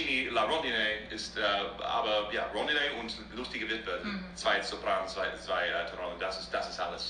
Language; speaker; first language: German; non-native, learner; English